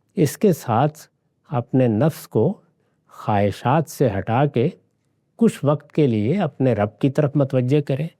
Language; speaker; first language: Urdu; non-native, local second language; Punjabi